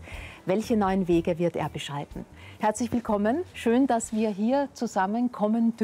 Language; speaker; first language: German; native; German